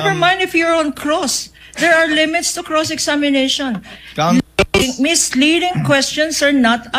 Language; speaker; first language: English; non-native, local second language; Filipino